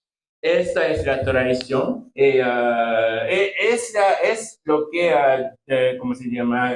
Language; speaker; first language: Spanish; non-native, fluent; Japanese